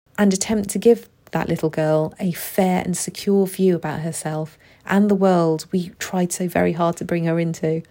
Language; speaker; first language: English; native; English